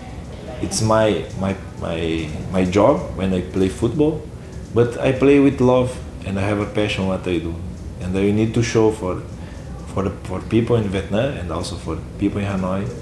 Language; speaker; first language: English; non-native, learner; Portuguese